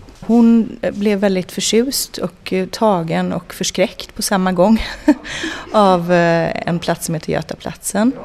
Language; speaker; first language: Swedish; native; Swedish